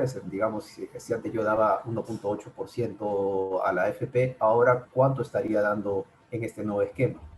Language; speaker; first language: Spanish; native; Spanish